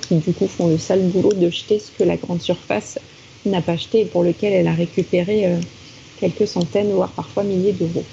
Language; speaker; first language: French; native; French